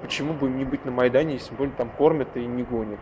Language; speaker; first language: Russian; native; Russian